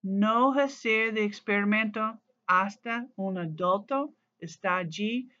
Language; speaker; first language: Spanish; non-native, learner; English